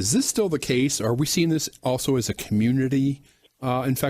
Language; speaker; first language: English; native; English